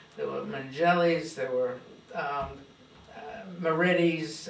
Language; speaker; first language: English; native; English